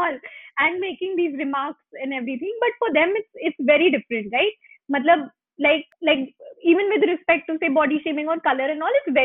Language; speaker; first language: English; non-native, local second language; Hindi